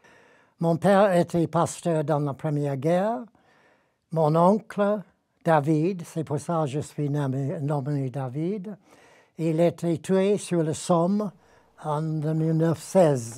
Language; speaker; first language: French; non-native, learner; English